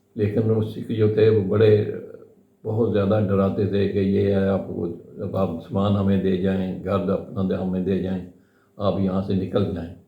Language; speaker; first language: Urdu; non-native, local second language; Punjabi